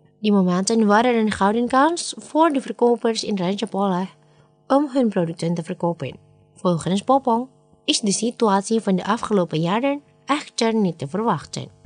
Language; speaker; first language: Dutch; non-native, fluent; Indonesian